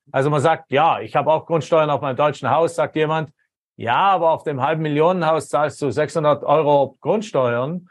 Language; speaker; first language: German; native; German